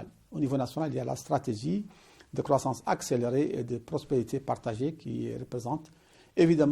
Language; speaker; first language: French; non-native, local second language; Arabic